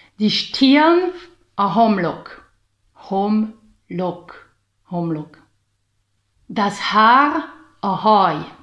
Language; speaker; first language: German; non-native, learner; Hungarian